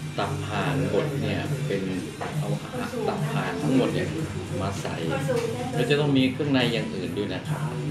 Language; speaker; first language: Thai; native; Thai